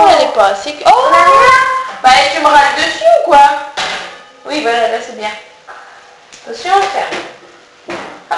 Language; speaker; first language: French; native; French